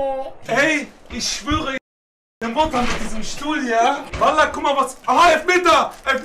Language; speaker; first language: German; early bilingual, other home language; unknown